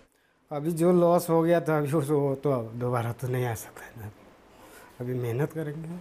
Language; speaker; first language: Hindi; non-native, local second language; Nepali